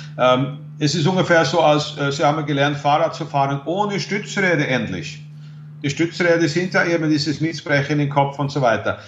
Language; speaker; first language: German; non-native, fluent; Swedish